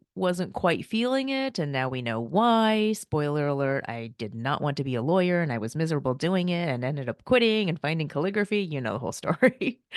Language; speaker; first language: English; early bilingual, other home language; Korean